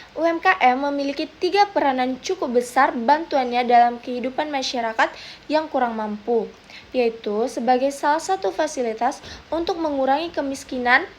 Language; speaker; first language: Indonesian; native; Indonesian